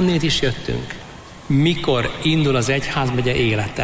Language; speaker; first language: Hungarian; native; Hungarian